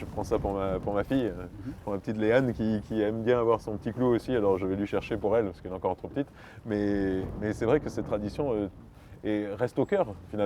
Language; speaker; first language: French; native; French